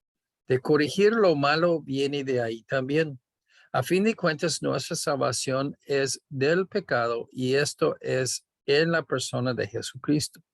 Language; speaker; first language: Spanish; non-native, fluent; English